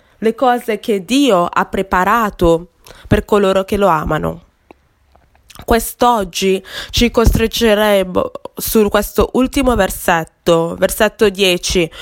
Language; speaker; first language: Italian; non-native, fluent; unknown